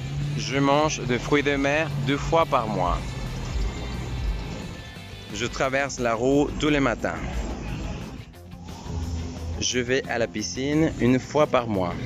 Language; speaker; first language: French; non-native, fluent; Spanish